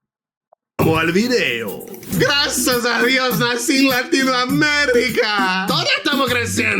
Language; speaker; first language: Spanish; non-native, learner; Portuguese